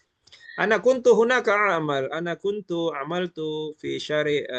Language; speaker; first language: Arabic; non-native, fluent; Malay